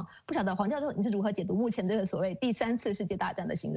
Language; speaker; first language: Chinese; native; Chinese